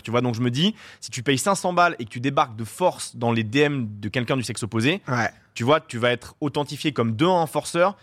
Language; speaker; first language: French; native; French